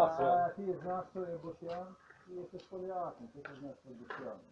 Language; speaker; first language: Polish; non-native, learner; Slovenian